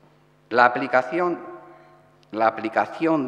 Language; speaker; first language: Spanish; native; Spanish